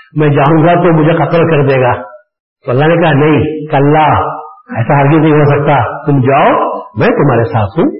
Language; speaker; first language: Urdu; native; Urdu